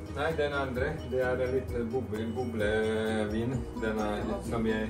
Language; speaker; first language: Norwegian; non-native, fluent; Hungarian